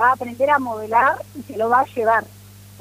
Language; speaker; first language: Spanish; native; Spanish